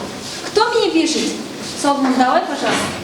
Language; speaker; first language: Russian; non-native, fluent; Mongolian